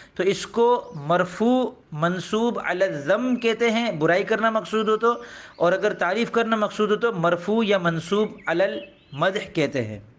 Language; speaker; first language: Urdu; native; Urdu